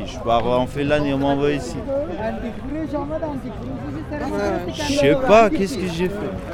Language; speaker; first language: French; non-native, learner; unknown